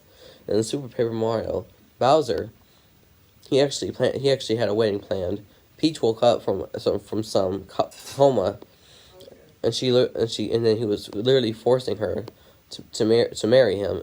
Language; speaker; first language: English; native; English